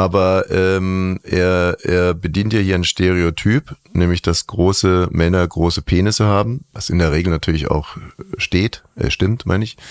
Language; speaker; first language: German; native; German